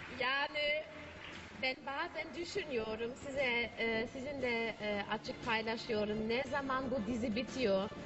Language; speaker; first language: Turkish; non-native, learner; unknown